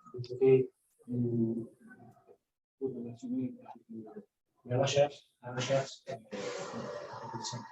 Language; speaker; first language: French; non-native, fluent; Spanish